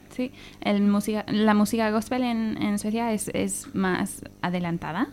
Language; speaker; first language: Spanish; non-native, learner; Swedish